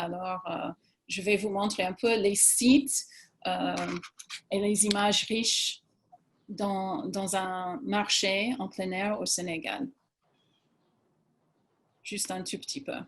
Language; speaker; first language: French; non-native, fluent; English